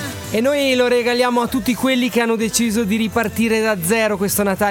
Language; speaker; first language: Italian; native; Italian